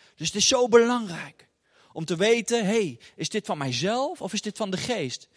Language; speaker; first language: Dutch; native; Dutch